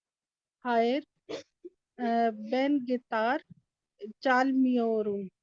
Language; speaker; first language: Turkish; non-native, learner; Urdu